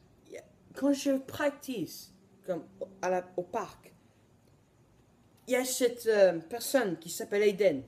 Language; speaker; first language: French; non-native, learner; English